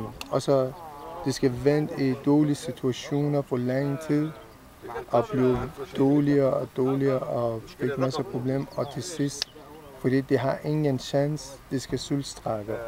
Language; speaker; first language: Danish; non-native, fluent; Persian